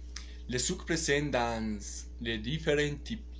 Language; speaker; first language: French; non-native, learner; Spanish